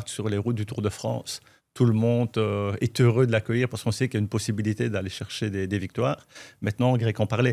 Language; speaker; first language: French; native; French